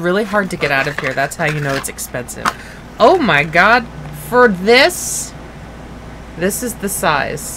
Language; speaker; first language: English; native; English